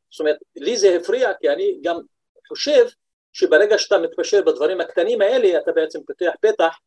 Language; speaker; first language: Hebrew; non-native, local second language; Arabic